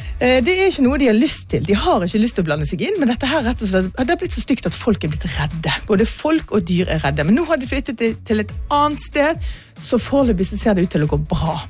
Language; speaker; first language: Norwegian; native; Norwegian